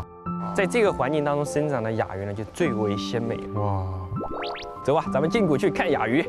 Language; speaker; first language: Chinese; native; Chinese